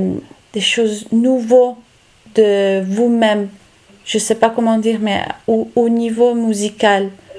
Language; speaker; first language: French; non-native, local second language; Italian